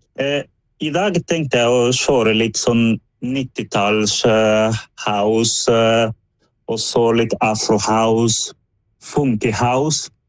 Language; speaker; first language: Norwegian; non-native, fluent; Spanish